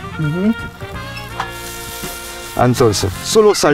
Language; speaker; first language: Spanish; non-native, learner; French